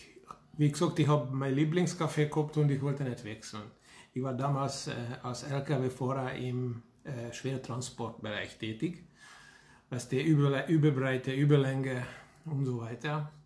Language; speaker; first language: German; non-native, fluent; Hungarian